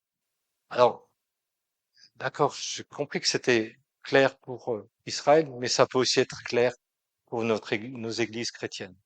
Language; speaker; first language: French; native; French